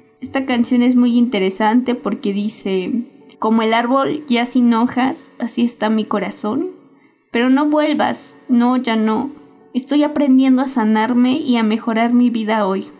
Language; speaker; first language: Spanish; native; Spanish